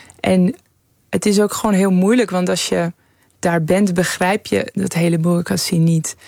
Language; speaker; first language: Dutch; early bilingual, other home language; Persian